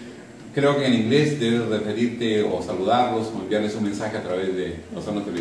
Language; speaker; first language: Spanish; native; Spanish